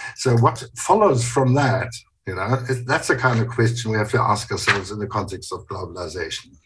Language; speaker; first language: English; non-native, fluent; German